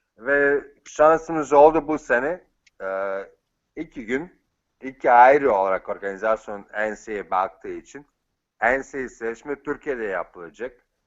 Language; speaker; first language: Turkish; non-native, fluent; Bosnian